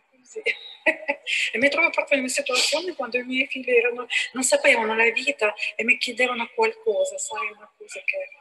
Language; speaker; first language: Italian; non-native, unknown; Ukrainian